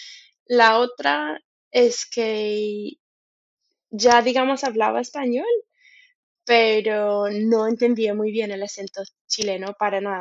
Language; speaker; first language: Spanish; non-native, fluent; English